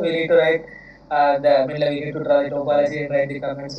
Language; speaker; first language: English; non-native, local second language; Telugu